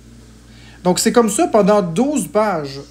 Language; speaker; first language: French; native; French